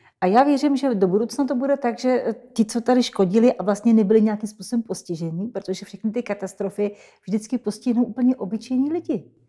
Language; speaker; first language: Czech; native; Czech